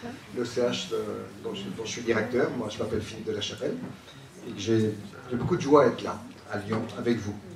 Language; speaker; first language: French; native; French